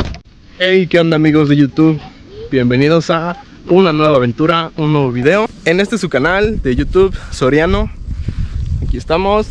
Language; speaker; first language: Spanish; native; Spanish